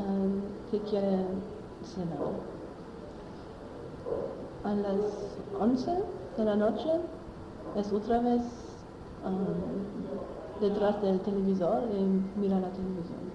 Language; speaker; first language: Spanish; non-native, learner; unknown